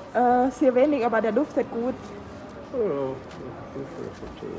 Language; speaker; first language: German; non-native, learner; Thai